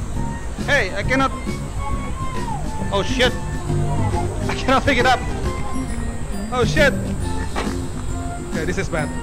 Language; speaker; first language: English; non-native, fluent; Indonesian